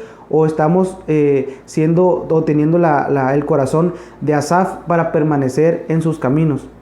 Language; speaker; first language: Spanish; native; Spanish